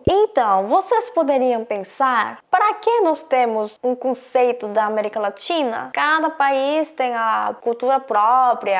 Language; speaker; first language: Portuguese; non-native, fluent; Korean